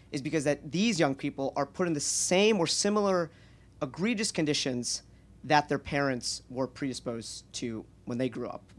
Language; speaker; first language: English; native; English